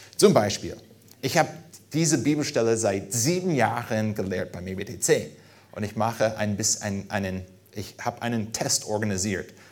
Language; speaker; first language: German; non-native, fluent; English